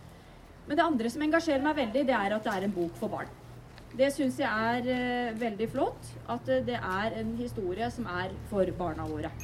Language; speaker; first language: Norwegian; native; Norwegian